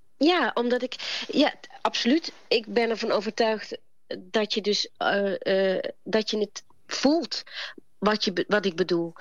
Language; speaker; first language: Dutch; native; Dutch